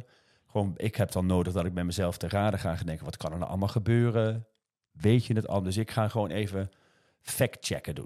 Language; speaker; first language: Dutch; native; Dutch